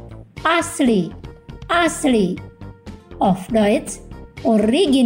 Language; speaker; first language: German; non-native, fluent; Indonesian